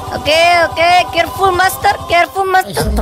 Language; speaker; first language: English; non-native, learner; Indonesian